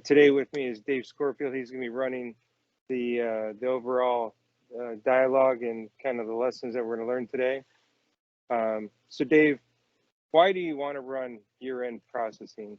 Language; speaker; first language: English; native; English